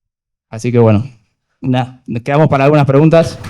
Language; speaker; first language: Spanish; native; Spanish